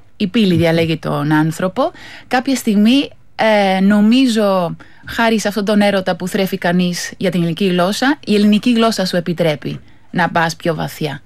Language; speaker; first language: Greek; non-native, fluent; Spanish